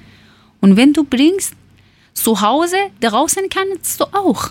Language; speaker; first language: German; non-native, learner; Persian